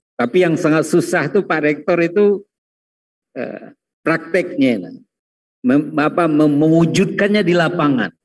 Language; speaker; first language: Indonesian; non-native, local second language; Minangkabau